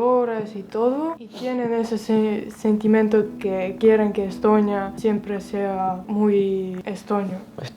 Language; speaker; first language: Spanish; non-native, fluent; Estonian